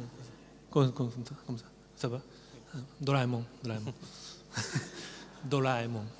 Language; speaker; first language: French; non-native, learner; Japanese